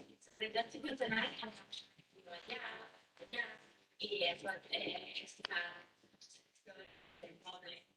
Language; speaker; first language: Catalan; non-native, fluent; English